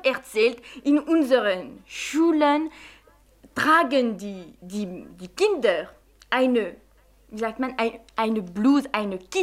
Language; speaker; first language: German; non-native, fluent; French